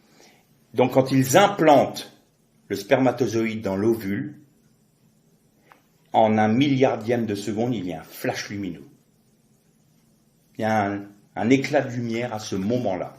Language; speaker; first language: French; native; French